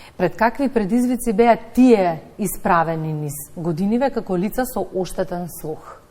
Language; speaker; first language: Macedonian; native; Macedonian